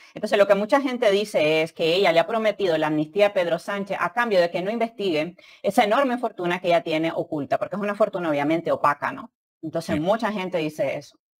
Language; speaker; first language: Spanish; native; Spanish